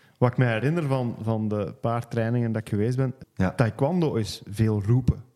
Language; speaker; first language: Dutch; native; Dutch